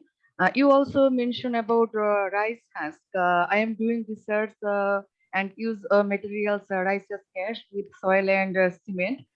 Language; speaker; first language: English; non-native, fluent; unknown